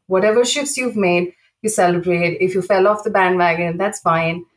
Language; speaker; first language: English; non-native, local second language; Telugu